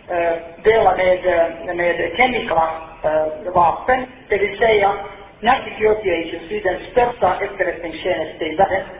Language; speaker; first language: Swedish; non-native, fluent; Finnish